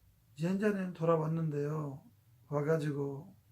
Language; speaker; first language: Korean; non-native, fluent; Urdu